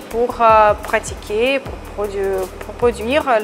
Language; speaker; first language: French; non-native, fluent; Russian